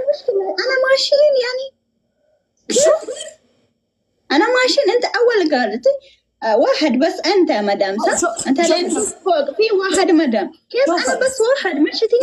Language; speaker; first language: Arabic; non-native, learner; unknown